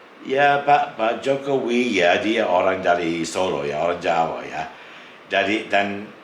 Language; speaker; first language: Indonesian; non-native, fluent; English